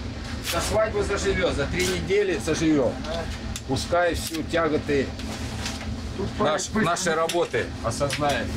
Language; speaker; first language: Russian; native; Russian